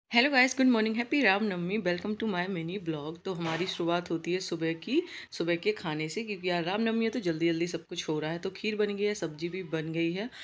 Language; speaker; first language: Hindi; native; Hindi